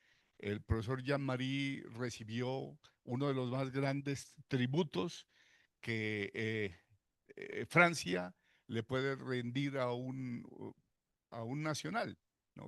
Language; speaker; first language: Spanish; native; Spanish